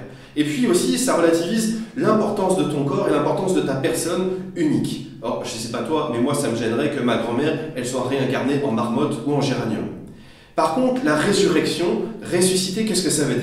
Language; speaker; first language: French; native; French